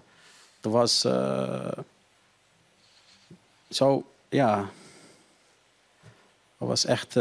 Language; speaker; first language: Dutch; non-native, learner; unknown